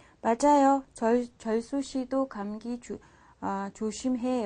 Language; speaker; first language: Korean; non-native, fluent; Mongolian